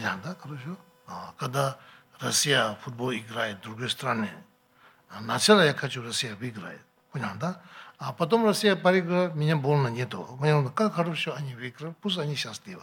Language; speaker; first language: Russian; non-native, learner; Tibetan